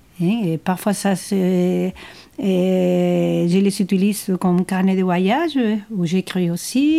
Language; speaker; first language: French; non-native, fluent; Spanish